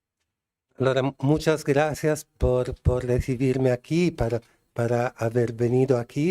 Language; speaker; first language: Spanish; non-native, fluent; Italian